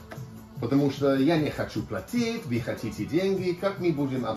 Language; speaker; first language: Russian; non-native, learner; English